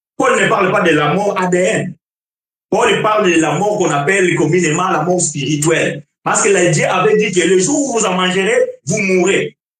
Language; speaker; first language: French; non-native, fluent; Portuguese